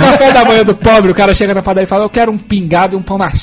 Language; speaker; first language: Portuguese; native; Portuguese